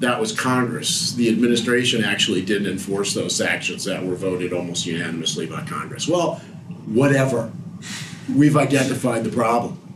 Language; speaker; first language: English; native; English